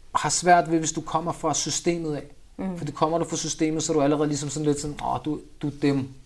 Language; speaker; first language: Danish; early bilingual, other home language; Urdu